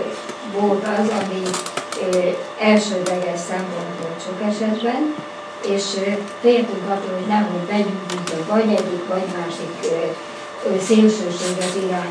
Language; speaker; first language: Hungarian; native; Hungarian